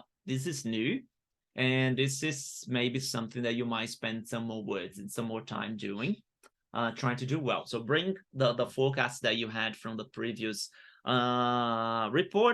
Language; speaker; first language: English; non-native, fluent; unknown